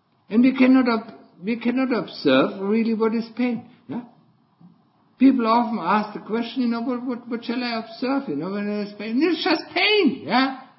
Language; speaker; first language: English; non-native, fluent; German